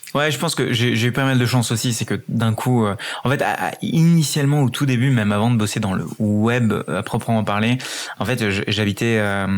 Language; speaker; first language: French; early bilingual, other home language; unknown